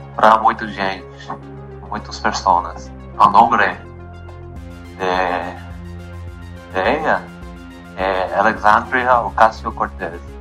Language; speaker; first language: Spanish; non-native, learner; English